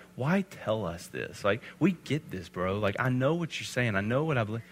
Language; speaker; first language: English; native; English